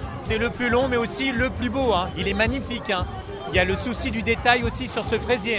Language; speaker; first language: French; native; French